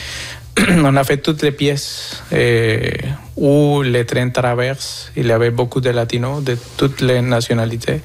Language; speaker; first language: French; non-native, fluent; Spanish